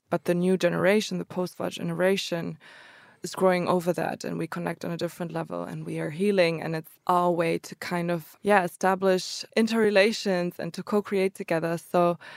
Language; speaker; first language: English; early bilingual, other home language; Croatian